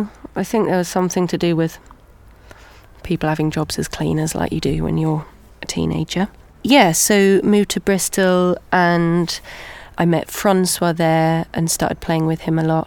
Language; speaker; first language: English; native; English